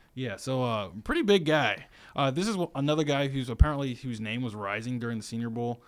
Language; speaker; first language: English; native; English